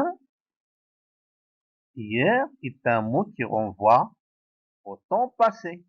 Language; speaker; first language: French; non-native, local second language; Arabic